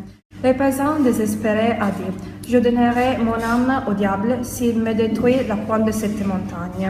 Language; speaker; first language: French; non-native, learner; Italian